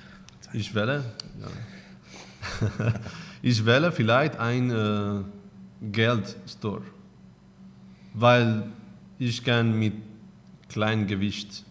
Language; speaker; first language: German; non-native, learner; Spanish